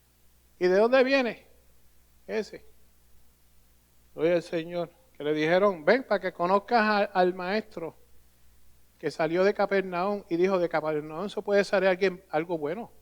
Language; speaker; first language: Spanish; native; Spanish